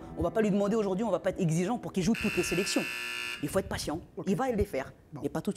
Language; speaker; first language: French; native; French